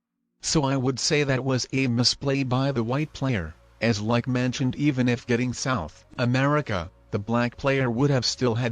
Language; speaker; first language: English; non-native, fluent; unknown